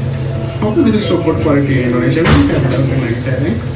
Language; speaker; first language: English; non-native, local second language; Hindi